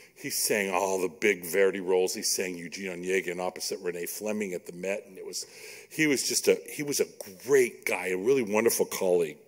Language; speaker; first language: English; native; English